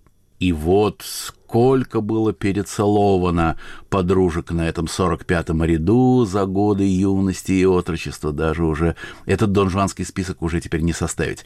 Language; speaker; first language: Russian; native; Russian